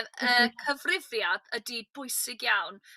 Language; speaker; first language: Welsh; non-native, learner; English